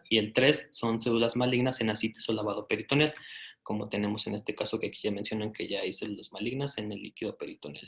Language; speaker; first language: Spanish; native; Spanish